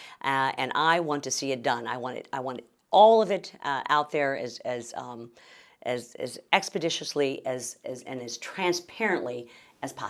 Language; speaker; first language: English; native; English